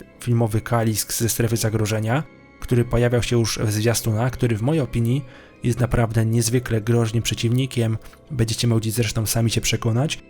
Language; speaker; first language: Polish; native; Polish